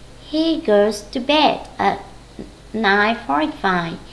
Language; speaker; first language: English; non-native, fluent; Vietnamese